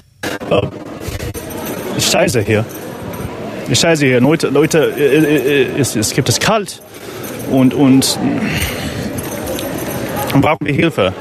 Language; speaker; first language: German; non-native, learner; English